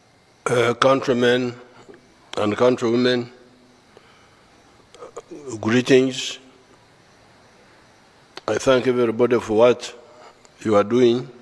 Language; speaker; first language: English; non-native, local second language; Nyankole